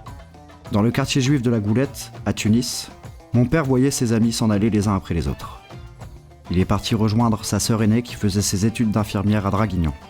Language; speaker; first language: French; native; French